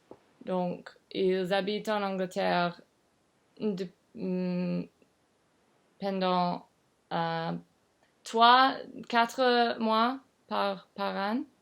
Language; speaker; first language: French; non-native, learner; English